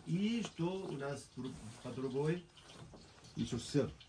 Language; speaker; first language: Russian; non-native, fluent; French